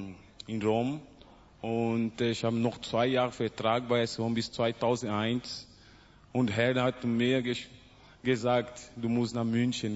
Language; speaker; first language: German; non-native, learner; Portuguese